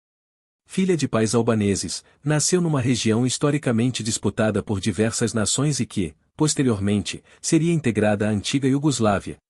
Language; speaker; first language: Portuguese; native; Portuguese